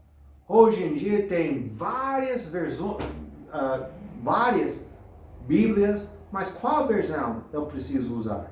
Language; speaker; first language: Portuguese; non-native, fluent; English